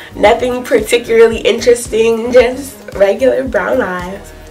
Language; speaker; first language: English; native; English